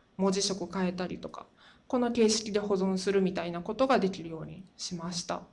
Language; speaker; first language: Japanese; native; Japanese